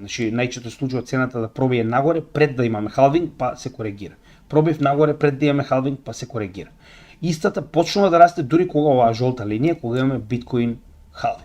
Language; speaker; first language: Macedonian; native; Macedonian